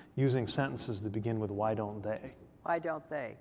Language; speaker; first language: English; native; English